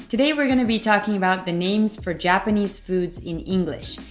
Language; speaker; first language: English; native; English